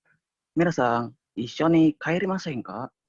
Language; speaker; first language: Japanese; non-native, learner; Indonesian